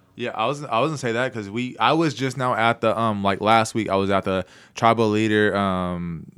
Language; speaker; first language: English; native; English